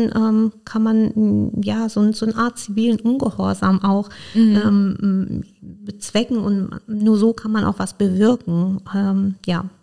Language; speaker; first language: German; non-native, fluent; Persian